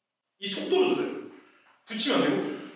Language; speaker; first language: Korean; native; Korean